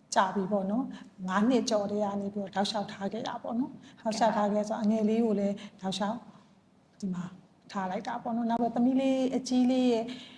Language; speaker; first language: Burmese; native; Burmese